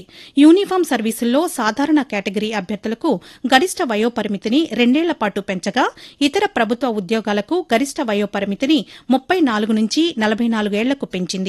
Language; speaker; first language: Telugu; native; Telugu